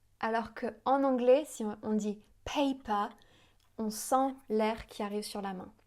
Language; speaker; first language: French; native; French